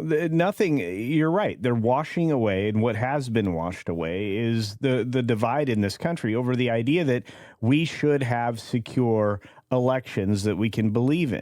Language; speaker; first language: English; native; English